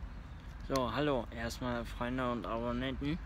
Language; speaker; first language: German; early bilingual, other home language; Turkish